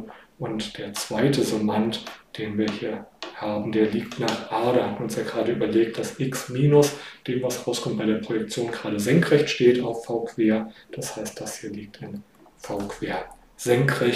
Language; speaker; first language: German; native; German